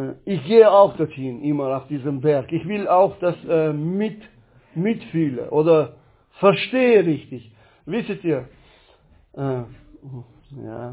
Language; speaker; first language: German; non-native, learner; Russian